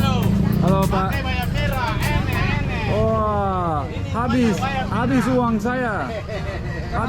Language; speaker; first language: Indonesian; non-native, learner; English